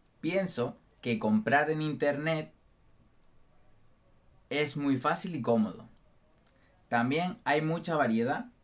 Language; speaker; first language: Spanish; non-native, learner; English